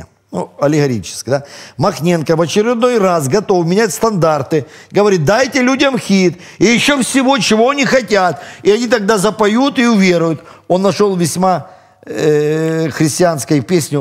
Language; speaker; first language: Russian; native; Russian